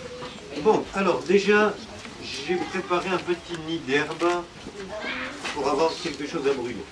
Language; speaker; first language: French; native; French